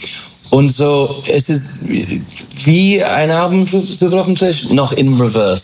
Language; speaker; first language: German; non-native, fluent; English